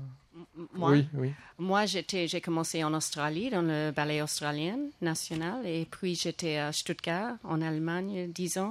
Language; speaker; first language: French; non-native, fluent; English